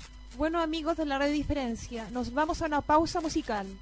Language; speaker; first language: Spanish; native; Spanish